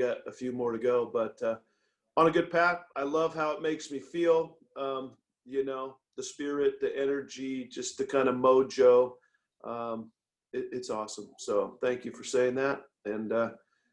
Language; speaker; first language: English; native; English